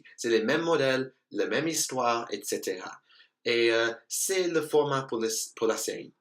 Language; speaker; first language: French; non-native, learner; English